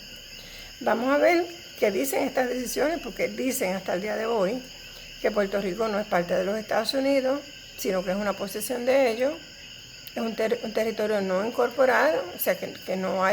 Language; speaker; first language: Spanish; native; Spanish